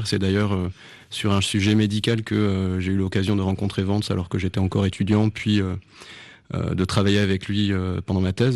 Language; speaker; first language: French; native; French